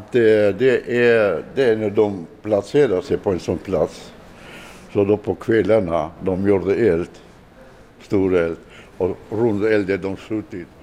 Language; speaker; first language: Swedish; non-native, fluent; Romany